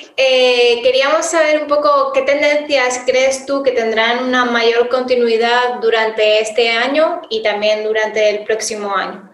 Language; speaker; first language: Spanish; native; Spanish